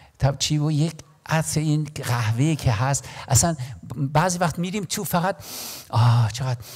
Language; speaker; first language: Persian; non-native, local second language; Armenian